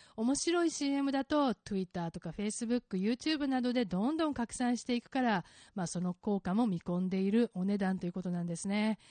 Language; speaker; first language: Japanese; native; Japanese